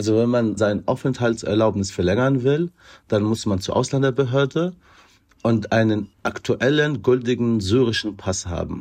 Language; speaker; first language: German; non-native, fluent; Arabic